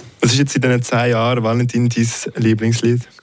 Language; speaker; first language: German; native; German